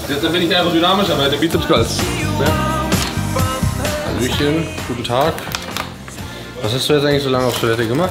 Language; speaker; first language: German; native; German